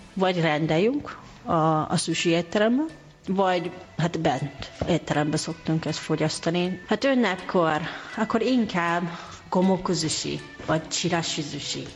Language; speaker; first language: Hungarian; non-native, learner; Japanese